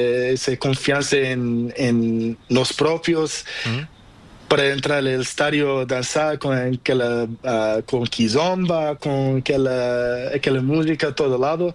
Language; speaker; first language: Spanish; non-native, learner; Portuguese